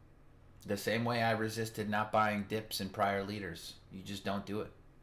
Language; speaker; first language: English; native; English